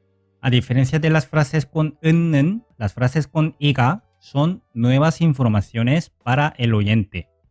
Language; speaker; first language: Spanish; non-native, fluent; Korean